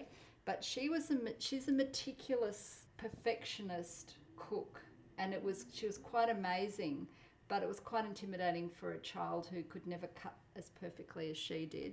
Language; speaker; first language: English; non-native, local second language; Polish